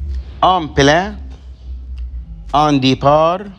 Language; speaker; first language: French; non-native, fluent; Arabic